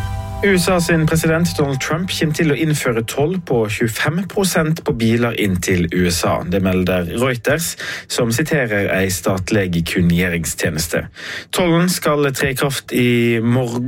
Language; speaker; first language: Norwegian; native; Norwegian